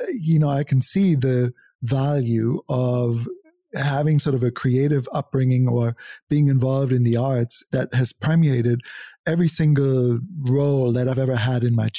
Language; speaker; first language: English; non-native, fluent; German